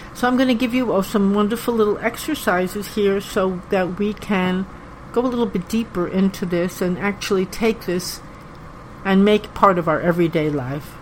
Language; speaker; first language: English; native; English